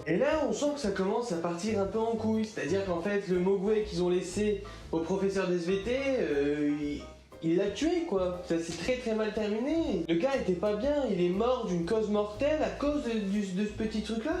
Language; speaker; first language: French; native; French